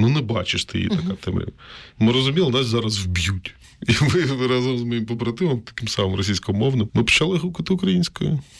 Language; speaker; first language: Ukrainian; non-native, local second language; Russian